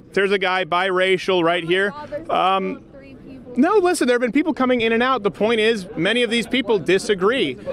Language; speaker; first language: English; native; English